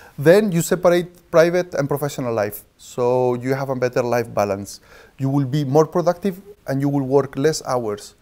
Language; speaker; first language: English; non-native, fluent; Spanish